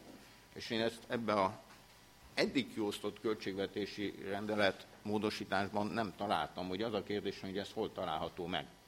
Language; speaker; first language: Hungarian; native; Hungarian